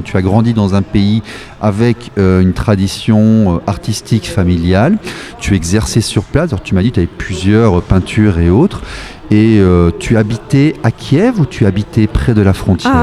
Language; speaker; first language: French; native; French